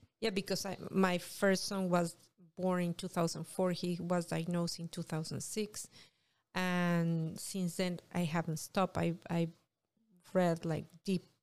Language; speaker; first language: English; non-native, fluent; Spanish